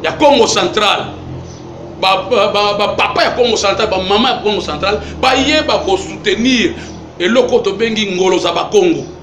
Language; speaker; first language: Lingala; non-native, local second language; Kongo